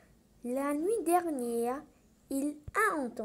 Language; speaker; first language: French; non-native, learner; English